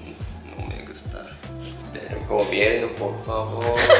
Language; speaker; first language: Spanish; non-native, learner; Japanese